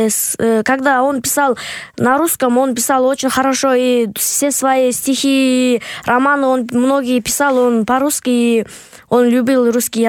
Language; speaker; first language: Russian; non-native, local second language; Kyrgyz